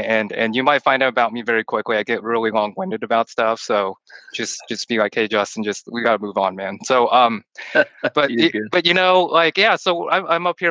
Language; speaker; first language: English; early bilingual, other home language; Chinese